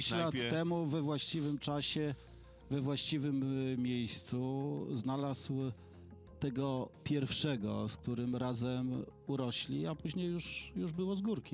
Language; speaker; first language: Polish; native; Polish